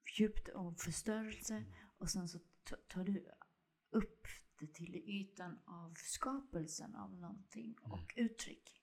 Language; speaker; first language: Swedish; early bilingual, other home language; Spanish